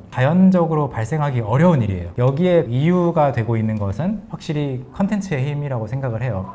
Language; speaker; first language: Korean; native; Korean